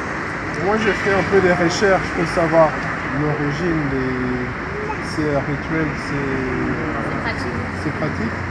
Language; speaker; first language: French; non-native, fluent; English